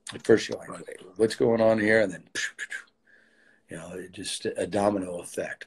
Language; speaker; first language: English; native; English